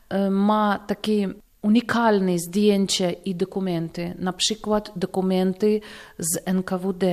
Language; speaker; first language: Polish; non-native, fluent; Russian